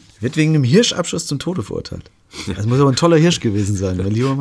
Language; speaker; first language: German; native; German